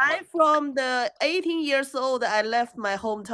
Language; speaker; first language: English; non-native, learner; Chinese